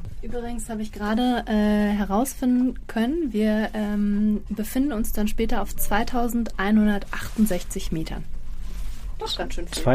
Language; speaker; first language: German; native; German